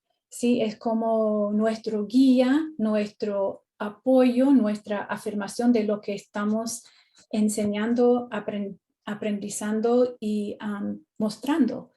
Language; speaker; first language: Spanish; non-native, fluent; English